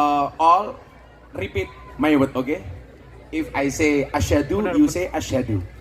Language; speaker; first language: English; non-native, learner; Javanese